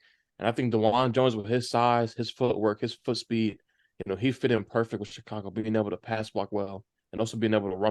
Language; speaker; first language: English; native; English